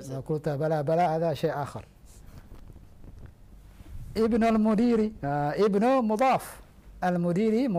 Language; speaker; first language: Arabic; non-native, fluent; Indonesian